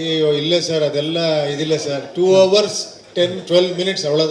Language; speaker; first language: Tamil; non-native, learner; Kannada